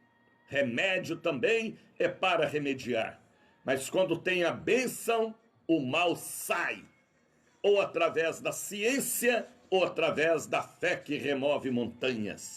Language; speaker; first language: Portuguese; native; Portuguese